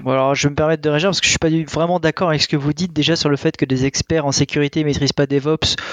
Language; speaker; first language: French; native; French